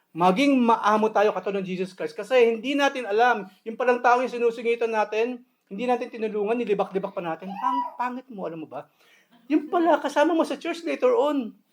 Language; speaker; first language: Filipino; native; Filipino